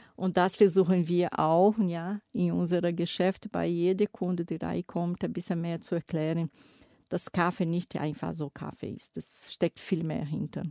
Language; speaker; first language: German; non-native, fluent; Portuguese